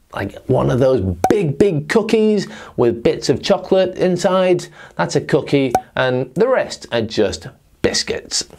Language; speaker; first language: English; native; English